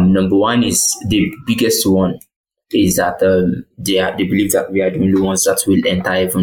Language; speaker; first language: English; non-native, local second language; Yoruba